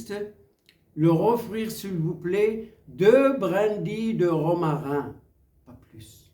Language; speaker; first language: French; non-native, local second language; Arabic